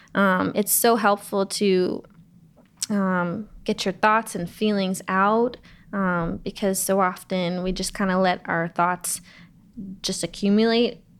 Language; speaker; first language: English; native; English